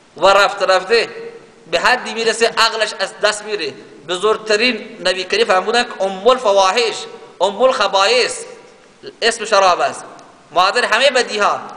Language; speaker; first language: Persian; non-native, local second language; Baluchi